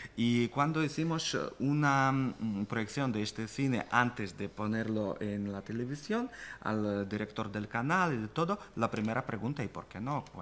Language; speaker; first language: Spanish; non-native, fluent; Russian